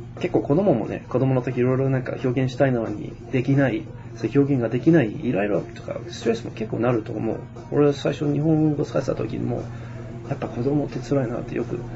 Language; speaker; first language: Japanese; non-native, fluent; English